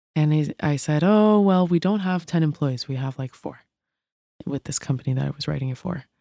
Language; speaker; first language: English; native; English